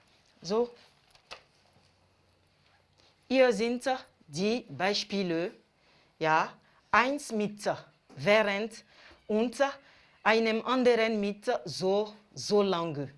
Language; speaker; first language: German; non-native, fluent; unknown